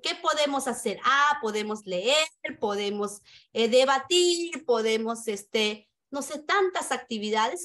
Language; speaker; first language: Spanish; native; Spanish